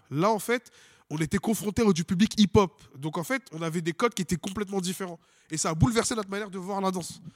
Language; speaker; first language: French; native; French